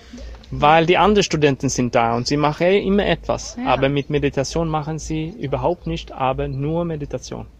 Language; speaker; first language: German; non-native, learner; Swedish